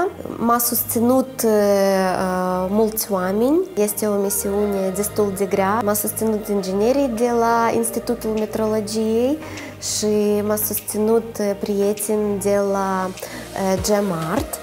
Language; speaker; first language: Romanian; non-native, local second language; Russian